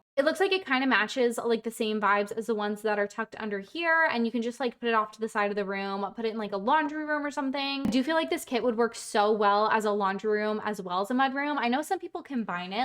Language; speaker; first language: English; native; English